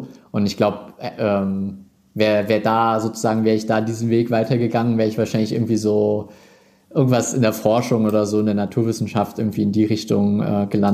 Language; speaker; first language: German; native; German